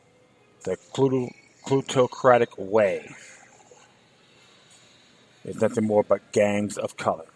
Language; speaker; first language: English; native; English